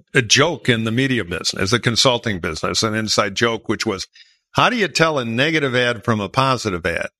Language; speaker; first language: English; native; English